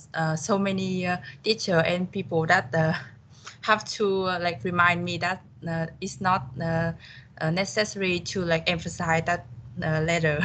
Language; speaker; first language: English; non-native, fluent; Vietnamese